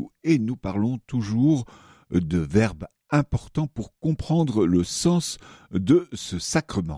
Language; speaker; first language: French; native; French